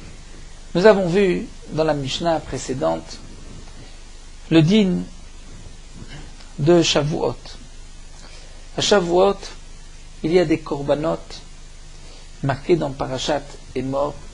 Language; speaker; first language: French; native; French